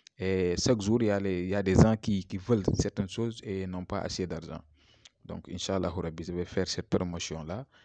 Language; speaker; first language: French; non-native, local second language; Wolof